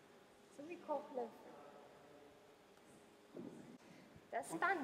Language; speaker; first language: German; native; German